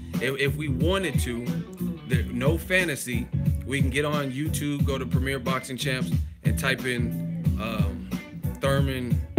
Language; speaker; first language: English; native; English